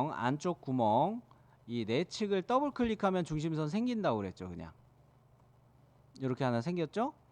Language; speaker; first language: Korean; native; Korean